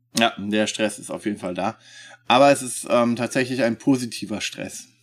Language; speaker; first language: German; native; German